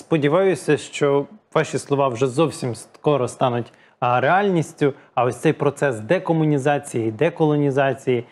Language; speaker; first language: Ukrainian; native; Ukrainian